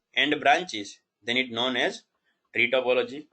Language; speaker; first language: English; non-native, local second language; Gujarati